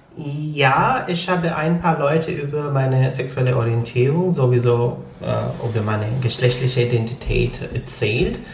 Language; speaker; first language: German; non-native, fluent; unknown